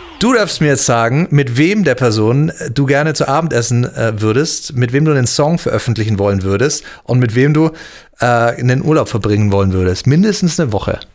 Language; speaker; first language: German; native; German